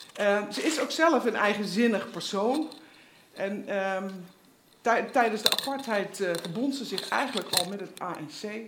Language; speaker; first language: Dutch; native; Dutch